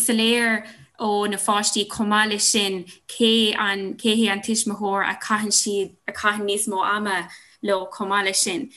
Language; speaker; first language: Irish; non-native, local second language; English